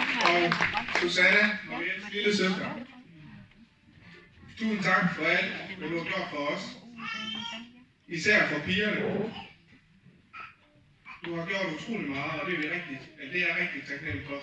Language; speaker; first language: Danish; early bilingual, other home language; Vietnamese